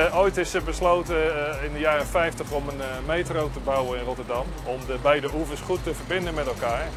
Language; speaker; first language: Dutch; native; Dutch